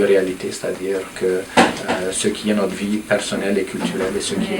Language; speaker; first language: French; early bilingual, other home language; Turkish